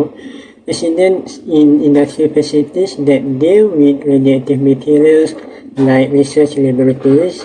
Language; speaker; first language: English; non-native, learner; Malay